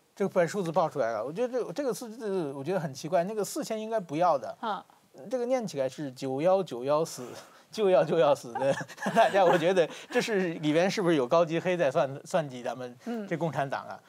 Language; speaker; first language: Chinese; native; Chinese